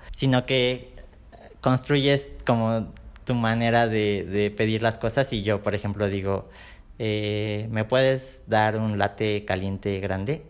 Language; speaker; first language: Spanish; native; Spanish